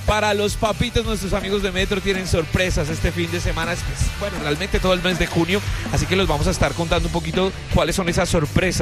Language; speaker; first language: Spanish; native; Spanish